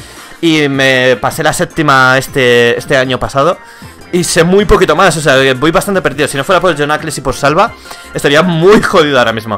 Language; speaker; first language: Spanish; native; Spanish